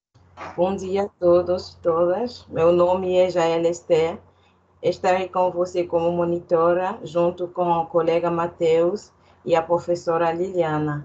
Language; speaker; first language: Portuguese; non-native, fluent; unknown